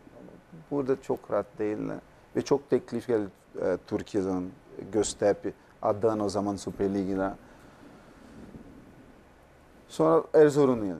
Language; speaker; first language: Turkish; non-native, learner; Portuguese